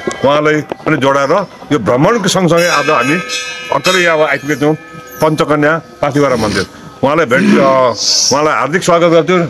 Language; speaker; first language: Nepali; native; Nepali